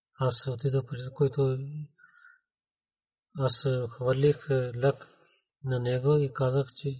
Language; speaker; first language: Bulgarian; non-native, learner; Urdu